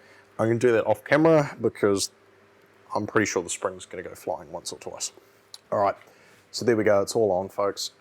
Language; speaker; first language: English; native; English